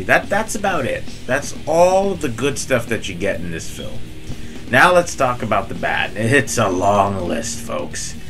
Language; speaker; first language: English; native; English